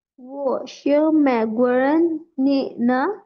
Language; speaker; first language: Chinese; non-native, learner; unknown